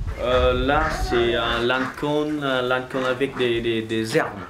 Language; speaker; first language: French; non-native, learner; Vietnamese